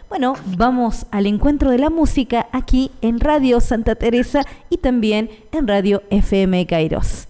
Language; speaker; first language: Spanish; native; Spanish